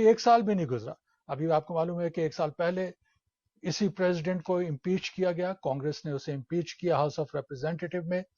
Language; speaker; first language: Urdu; native; Urdu